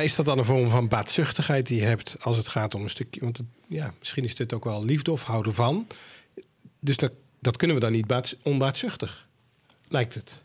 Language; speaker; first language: Dutch; native; Dutch